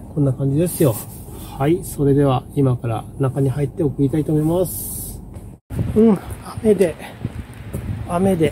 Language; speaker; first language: Japanese; native; Japanese